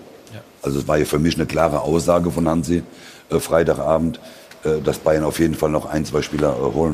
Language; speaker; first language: German; native; German